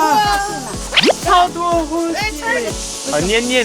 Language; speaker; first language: Chinese; non-native, fluent; French